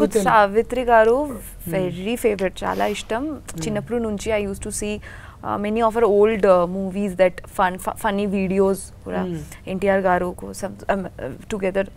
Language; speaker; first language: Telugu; non-native, learner; Bangla